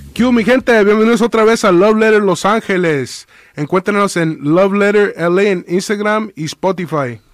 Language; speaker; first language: English; native; English